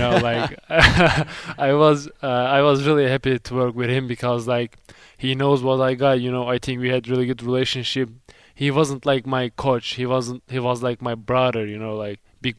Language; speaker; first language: English; non-native, fluent; Turkish